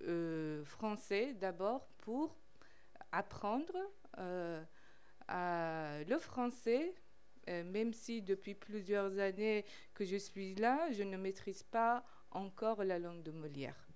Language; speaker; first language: French; non-native, fluent; Persian